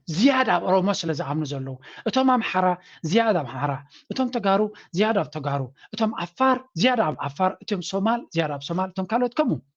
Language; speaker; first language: Tigrinya; native; Tigrinya